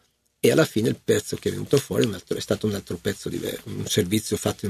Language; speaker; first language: Italian; native; Italian